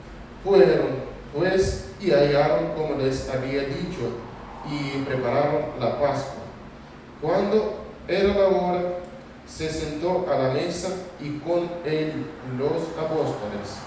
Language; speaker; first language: Spanish; non-native, fluent; Russian